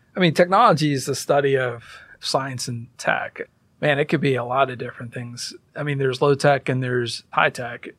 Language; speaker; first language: English; early bilingual, other home language; Hindi